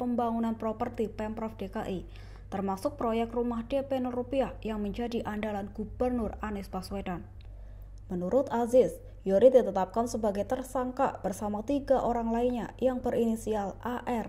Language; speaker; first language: Indonesian; native; Indonesian